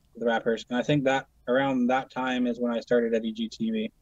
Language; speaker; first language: English; native; English